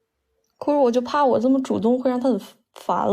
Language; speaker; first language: Chinese; native; Chinese